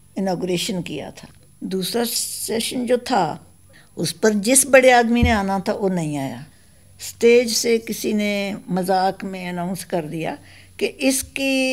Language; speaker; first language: Hindi; non-native, local second language; Punjabi